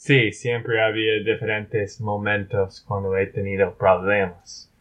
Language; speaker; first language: Spanish; non-native, learner; English